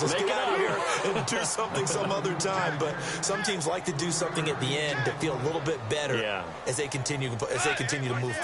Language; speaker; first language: English; native; English